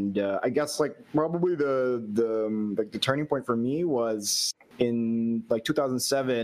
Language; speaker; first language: English; non-native, local second language; Filipino